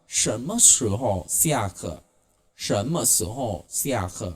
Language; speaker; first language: Chinese; non-native, fluent; Thai